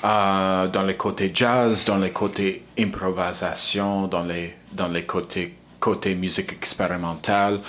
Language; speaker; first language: French; non-native, learner; English